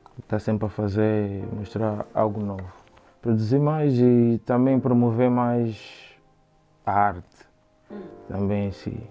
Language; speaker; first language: Portuguese; native; Portuguese